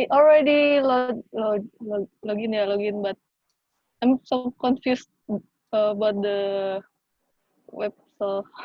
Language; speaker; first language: English; non-native, learner; Indonesian